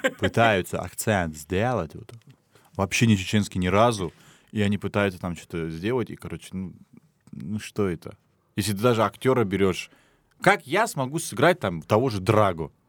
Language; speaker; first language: Russian; non-native, local second language; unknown